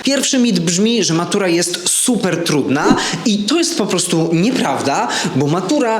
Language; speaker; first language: Polish; native; Polish